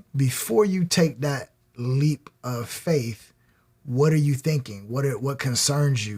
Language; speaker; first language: English; native; English